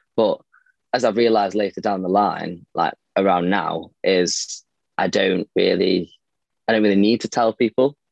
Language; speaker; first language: English; native; English